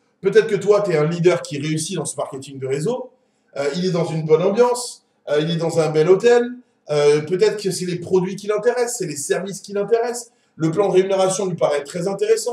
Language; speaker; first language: French; native; French